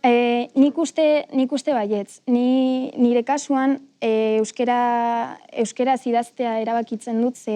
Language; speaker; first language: Basque; non-native, local second language; Spanish